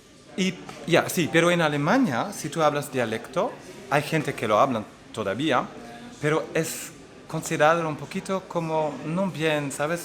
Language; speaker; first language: Spanish; non-native, fluent; Dutch